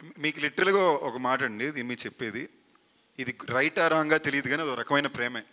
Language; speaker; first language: Telugu; native; Telugu